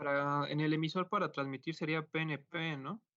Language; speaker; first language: Spanish; native; Spanish